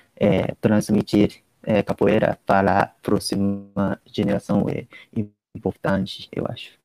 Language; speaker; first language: Portuguese; non-native, fluent; Japanese